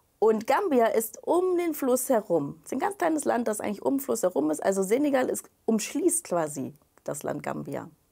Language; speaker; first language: German; native; German